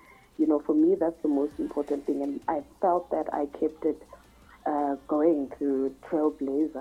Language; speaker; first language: English; non-native, local second language; Southern Sotho